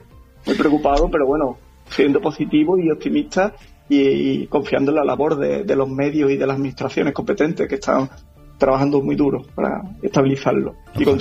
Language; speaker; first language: Spanish; native; Spanish